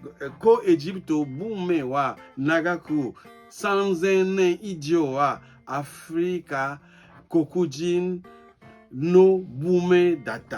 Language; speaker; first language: Japanese; non-native, fluent; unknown